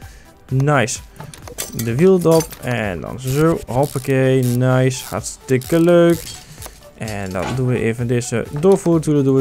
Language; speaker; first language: Dutch; native; Dutch